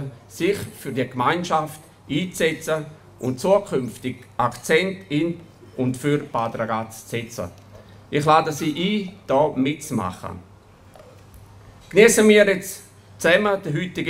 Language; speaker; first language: German; native; German